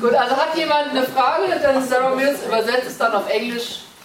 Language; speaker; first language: German; native; German